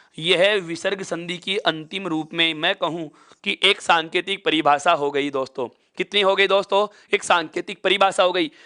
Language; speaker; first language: Hindi; native; Hindi